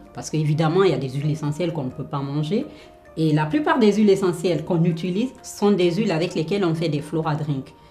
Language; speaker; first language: French; non-native, local second language; Fula